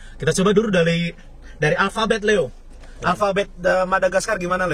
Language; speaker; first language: Indonesian; native; Indonesian